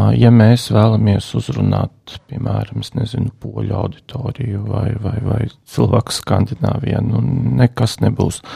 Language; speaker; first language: Latvian; non-native, local second language; Russian